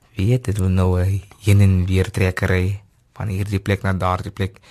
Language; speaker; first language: Afrikaans; native; Afrikaans